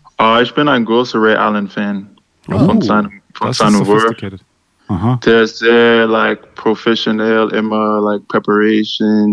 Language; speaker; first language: German; non-native, learner; English